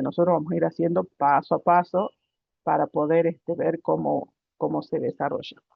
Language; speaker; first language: Spanish; native; Spanish